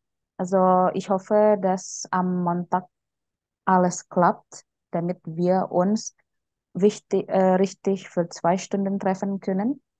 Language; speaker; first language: German; non-native, fluent; Indonesian